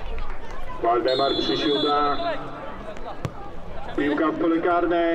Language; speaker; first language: Polish; native; Polish